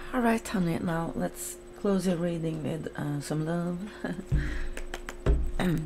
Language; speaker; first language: English; non-native, fluent; Norwegian